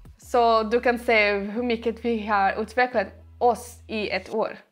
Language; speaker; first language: Swedish; non-native, learner; Portuguese